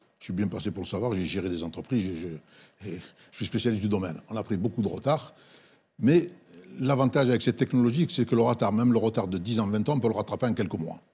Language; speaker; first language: French; non-native, local second language; Arabic